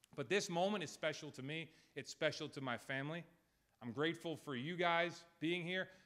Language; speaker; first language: English; native; English